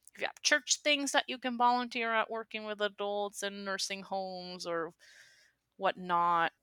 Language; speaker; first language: English; non-native, fluent; Spanish